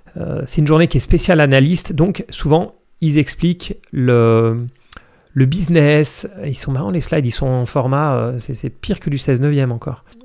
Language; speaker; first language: French; native; French